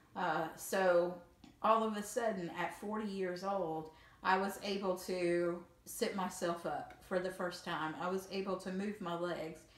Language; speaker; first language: English; native; English